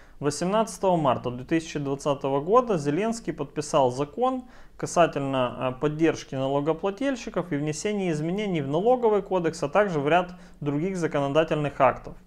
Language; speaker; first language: Russian; native; Russian